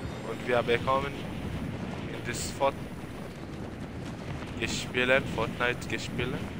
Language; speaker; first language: German; non-native, learner; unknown